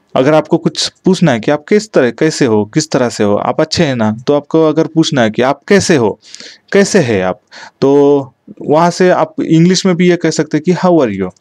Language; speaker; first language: Hindi; non-native, local second language; Marathi